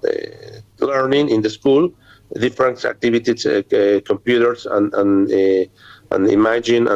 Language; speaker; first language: English; non-native, learner; Spanish